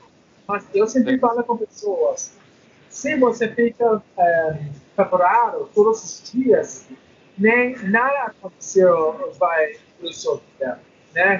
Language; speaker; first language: Portuguese; non-native, learner; English